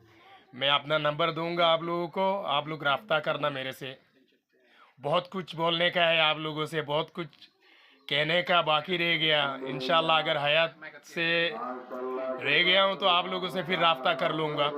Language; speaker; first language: Hindi; non-native, fluent; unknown